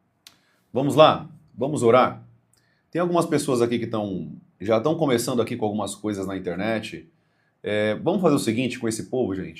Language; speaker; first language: Portuguese; native; Portuguese